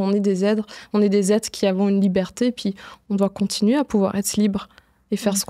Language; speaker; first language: French; native; French